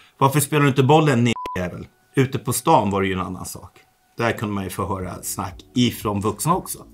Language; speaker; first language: Swedish; early bilingual, other home language; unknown